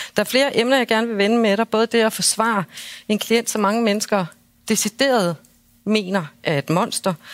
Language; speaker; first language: Danish; native; Danish